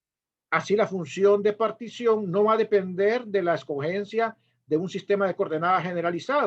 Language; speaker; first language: Spanish; native; Spanish